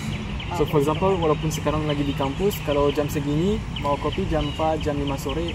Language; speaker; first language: Indonesian; non-native, fluent; French